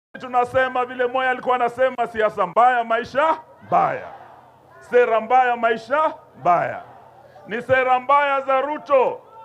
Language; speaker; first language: Swahili; non-native, local second language; Luyia